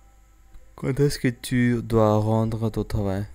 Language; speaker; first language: French; non-native, learner; English